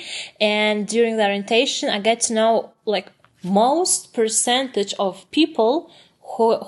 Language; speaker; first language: English; non-native, fluent; Turkmen